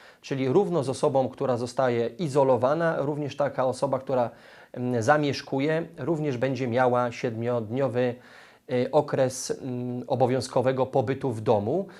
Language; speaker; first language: Polish; native; Polish